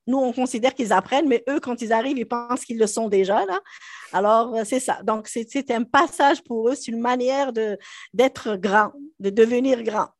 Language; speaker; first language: French; non-native, local second language; Arabic